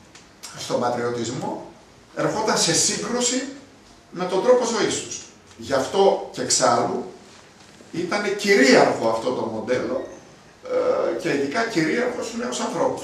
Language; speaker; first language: Greek; native; Greek